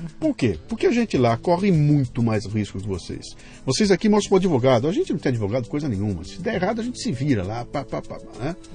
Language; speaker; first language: Portuguese; native; Portuguese